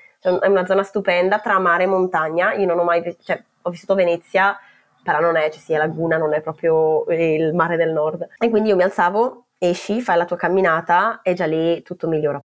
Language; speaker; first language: Italian; native; Italian